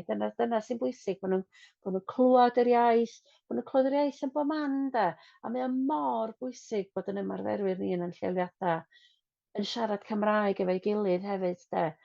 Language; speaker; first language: Welsh; non-native, local second language; English